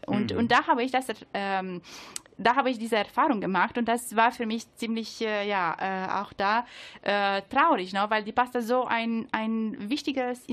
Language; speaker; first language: German; non-native, learner; Italian